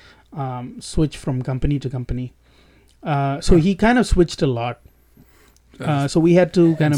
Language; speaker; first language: English; non-native, local second language; Tamil